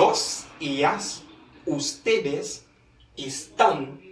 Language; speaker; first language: Spanish; non-native, fluent; Haitian Creole